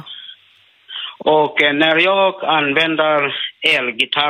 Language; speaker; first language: Swedish; non-native, learner; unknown